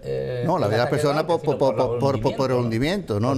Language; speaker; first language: Spanish; native; Spanish